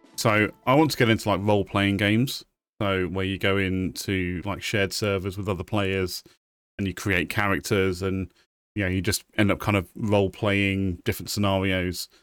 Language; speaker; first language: English; native; English